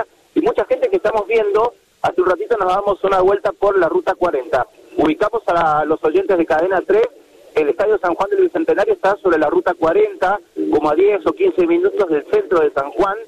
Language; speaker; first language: Spanish; native; Spanish